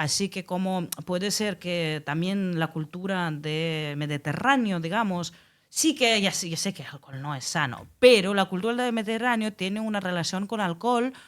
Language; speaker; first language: Spanish; non-native, fluent; Russian